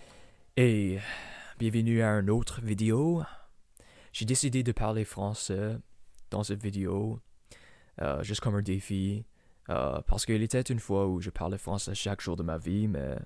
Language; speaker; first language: French; non-native, local second language; English